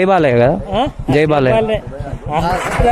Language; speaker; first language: Telugu; non-native, learner; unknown